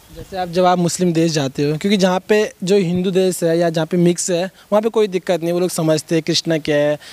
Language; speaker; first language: Hindi; native; Hindi